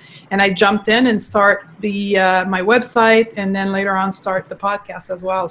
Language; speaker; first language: English; non-native, fluent; French